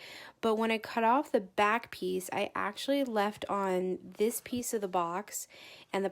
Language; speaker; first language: English; native; English